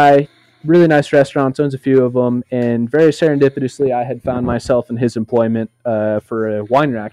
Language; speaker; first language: English; native; English